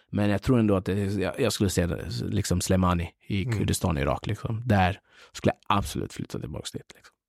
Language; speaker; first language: Swedish; early bilingual, other home language; Central Kurdish